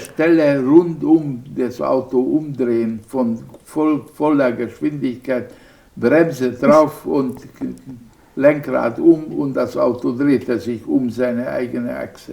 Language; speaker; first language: German; non-native, fluent; Hungarian